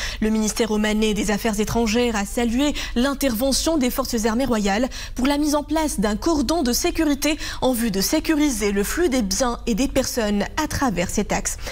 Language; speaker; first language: French; non-native, local second language; Arabic